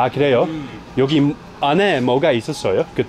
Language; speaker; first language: Korean; non-native, learner; Dutch